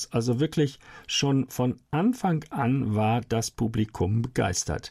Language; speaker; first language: German; native; German